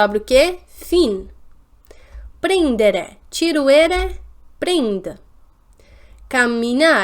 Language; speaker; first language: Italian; non-native, fluent; Portuguese